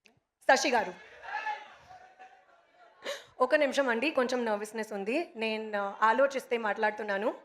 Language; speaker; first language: Telugu; non-native, learner; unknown